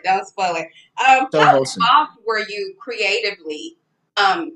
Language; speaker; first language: English; native; English